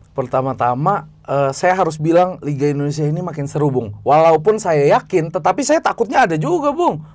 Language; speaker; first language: Indonesian; native; Indonesian